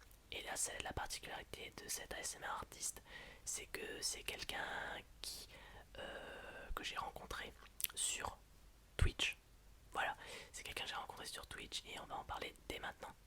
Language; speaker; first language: French; native; French